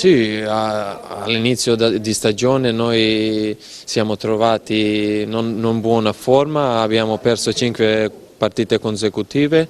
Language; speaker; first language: Italian; non-native, learner; Serbian